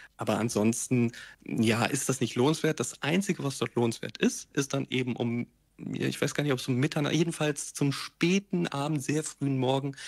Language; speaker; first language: German; native; German